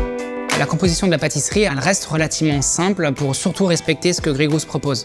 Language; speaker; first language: French; native; French